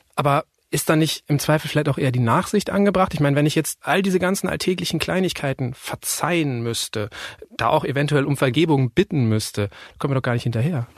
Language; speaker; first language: German; native; German